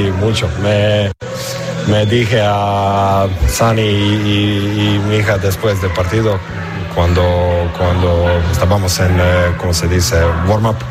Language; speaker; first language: Spanish; non-native, learner; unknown